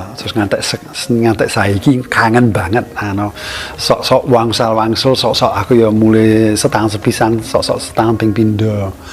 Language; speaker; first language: Javanese; non-native, fluent; English